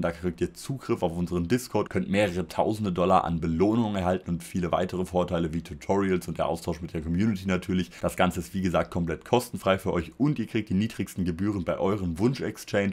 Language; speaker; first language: German; native; German